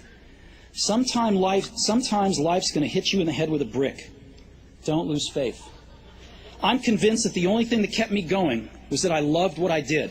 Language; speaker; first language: English; native; English